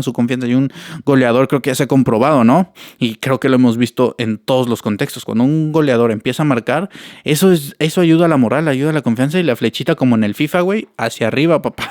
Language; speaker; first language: Spanish; native; Spanish